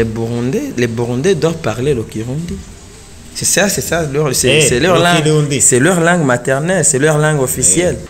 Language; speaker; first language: French; non-native, local second language; Rundi